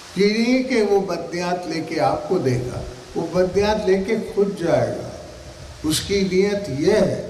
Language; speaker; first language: Urdu; non-native, local second language; Saraiki